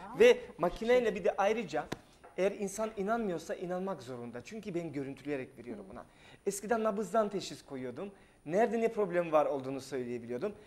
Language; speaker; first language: Turkish; non-native, fluent; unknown